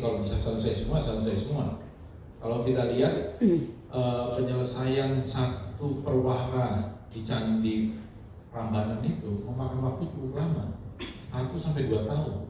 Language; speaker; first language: Indonesian; native; Indonesian